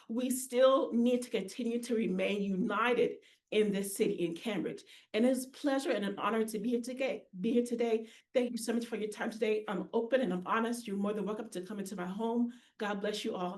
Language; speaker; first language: English; native; English